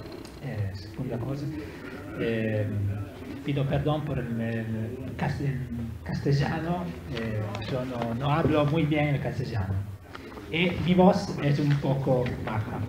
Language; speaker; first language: Spanish; non-native, learner; Italian